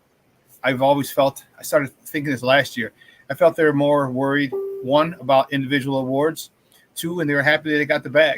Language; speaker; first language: English; native; English